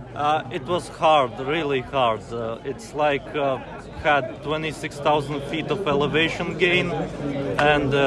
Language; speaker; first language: English; non-native, fluent; Latvian